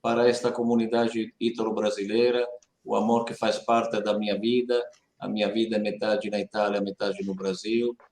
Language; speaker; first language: Portuguese; non-native, fluent; Italian